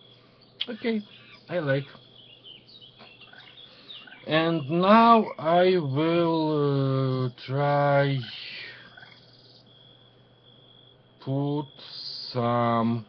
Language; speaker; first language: English; non-native, learner; Ukrainian